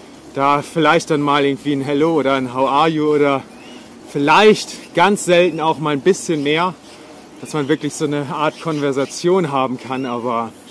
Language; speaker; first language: German; native; German